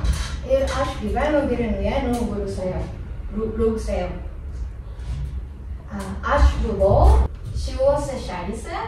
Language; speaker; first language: Lithuanian; non-native, learner; Japanese